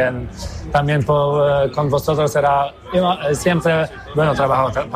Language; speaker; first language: Spanish; non-native, learner; Polish